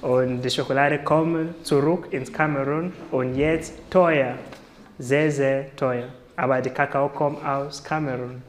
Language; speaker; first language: German; non-native, learner; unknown